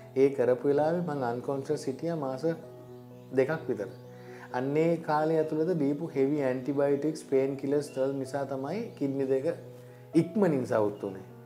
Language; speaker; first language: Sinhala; native; Sinhala